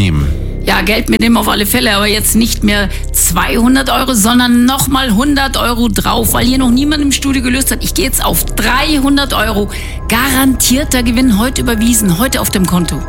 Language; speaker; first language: German; native; German